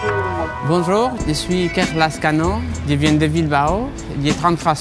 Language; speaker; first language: French; non-native, fluent; Spanish